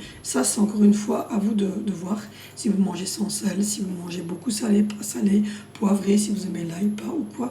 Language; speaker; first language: French; native; French